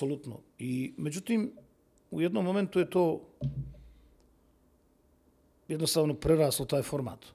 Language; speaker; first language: Serbian; native; Serbian